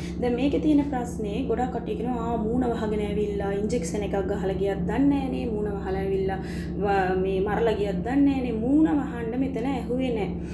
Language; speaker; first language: Sinhala; non-native, local second language; Tamil